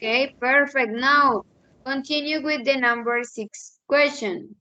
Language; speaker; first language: English; non-native, fluent; Spanish